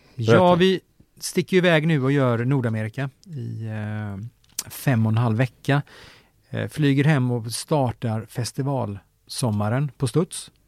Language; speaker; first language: Swedish; native; Swedish